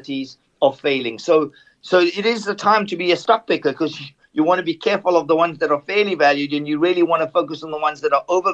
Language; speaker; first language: English; native; English